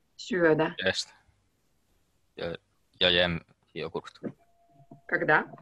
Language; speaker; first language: Russian; non-native, learner; Finnish